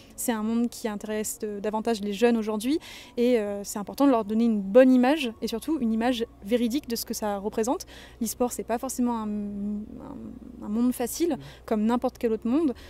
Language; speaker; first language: French; native; French